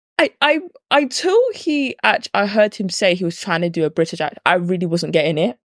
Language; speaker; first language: English; native; English